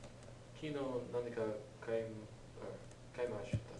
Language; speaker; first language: Japanese; non-native, learner; English